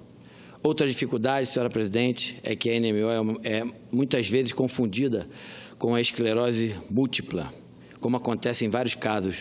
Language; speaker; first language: Portuguese; native; Portuguese